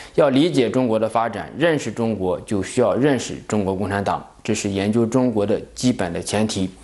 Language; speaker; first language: Chinese; native; Chinese